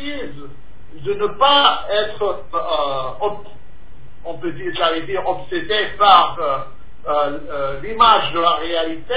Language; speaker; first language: French; non-native, fluent; English